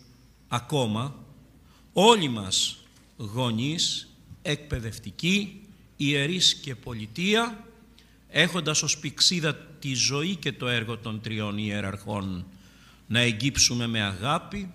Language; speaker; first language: Greek; native; Greek